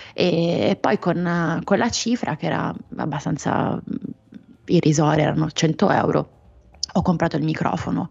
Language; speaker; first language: Italian; native; Italian